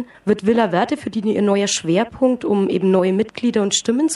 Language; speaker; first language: German; native; German